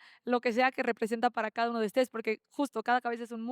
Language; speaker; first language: Spanish; native; Spanish